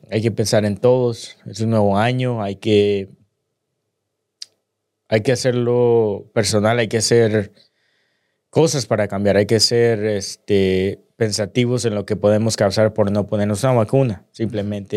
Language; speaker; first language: Spanish; early bilingual, heritage; Spanish